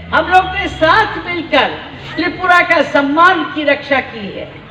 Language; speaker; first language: Hindi; non-native, local second language; Bangla